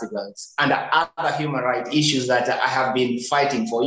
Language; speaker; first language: English; non-native, local second language; Kikuyu